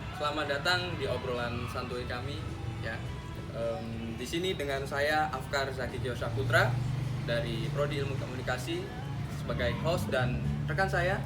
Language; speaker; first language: Indonesian; native; Indonesian